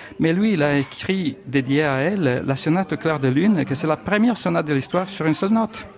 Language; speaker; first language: French; non-native, fluent; Italian